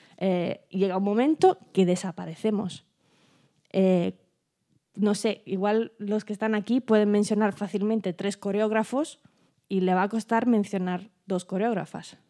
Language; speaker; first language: Spanish; non-native, fluent; Italian